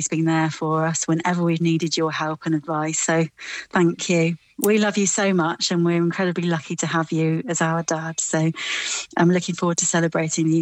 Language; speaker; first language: English; native; English